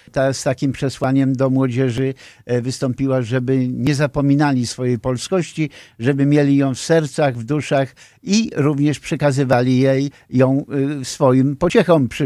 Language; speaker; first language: Polish; native; Polish